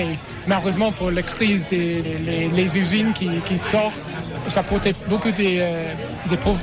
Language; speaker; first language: French; non-native, learner; English